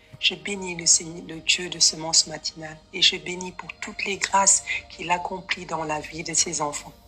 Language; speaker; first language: French; non-native, local second language; Wolof